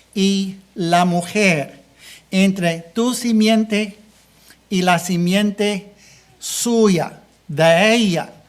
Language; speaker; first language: Spanish; non-native, fluent; English